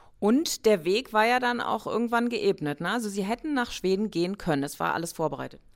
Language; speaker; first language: German; native; German